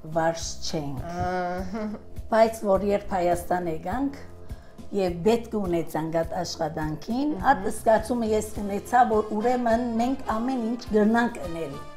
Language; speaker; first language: Armenian; early bilingual, heritage; Armenian